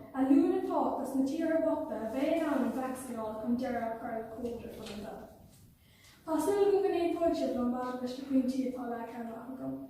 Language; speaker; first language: Irish; non-native, local second language; English